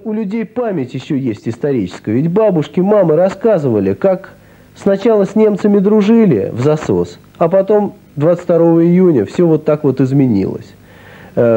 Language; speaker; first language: Russian; native; Russian